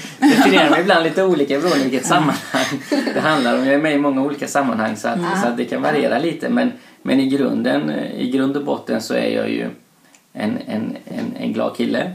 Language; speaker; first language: Swedish; early bilingual, other home language; Persian